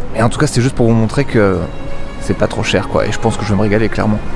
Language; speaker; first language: French; native; French